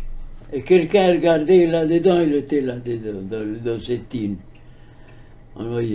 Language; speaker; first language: French; early bilingual, heritage; French